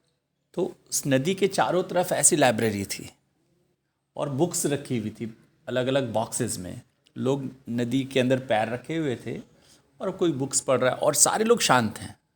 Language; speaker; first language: Hindi; native; Hindi